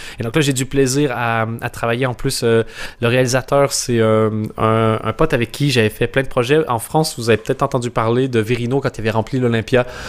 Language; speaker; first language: French; native; French